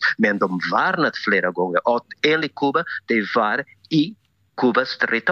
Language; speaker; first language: Swedish; non-native, fluent; Spanish